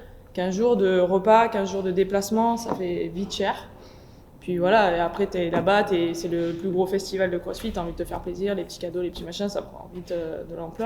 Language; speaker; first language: French; native; French